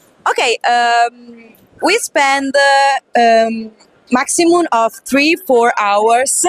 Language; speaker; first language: English; non-native, fluent; Italian